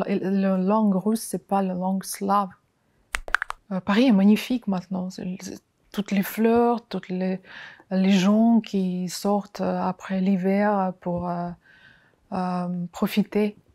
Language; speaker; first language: French; non-native, fluent; Ukrainian